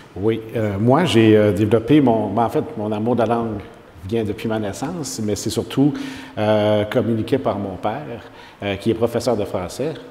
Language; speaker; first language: French; native; French